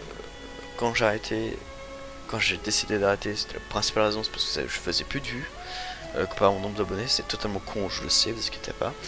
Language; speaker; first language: French; native; French